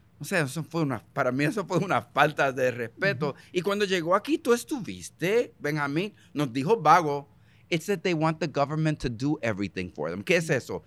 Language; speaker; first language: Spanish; early bilingual, heritage; Spanish